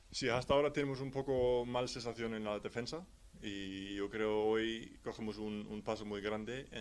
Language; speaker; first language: Spanish; non-native, learner; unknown